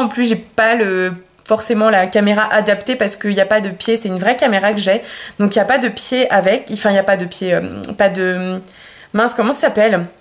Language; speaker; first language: French; native; French